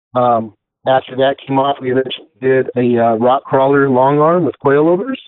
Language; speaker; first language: English; native; English